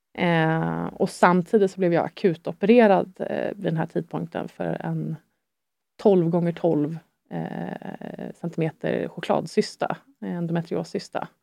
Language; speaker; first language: Swedish; native; Swedish